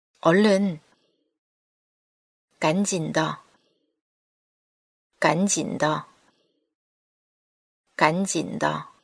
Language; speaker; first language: Chinese; non-native, fluent; Korean